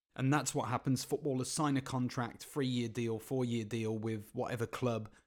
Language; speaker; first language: English; native; English